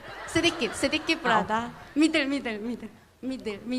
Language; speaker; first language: Indonesian; non-native, fluent; Korean